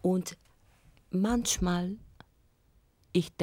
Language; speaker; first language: German; non-native, fluent; Bulgarian